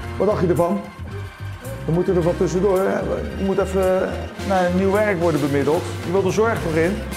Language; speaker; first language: Dutch; native; Dutch